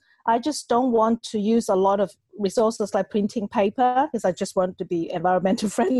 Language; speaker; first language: English; non-native, local second language; Cantonese